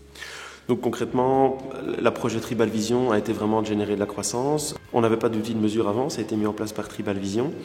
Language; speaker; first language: French; native; French